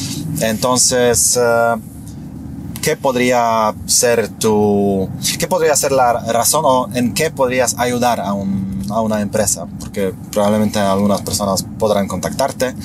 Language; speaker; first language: Spanish; non-native, fluent; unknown